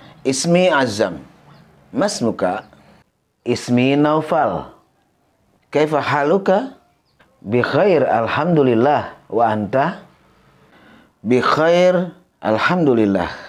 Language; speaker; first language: Arabic; non-native, learner; Indonesian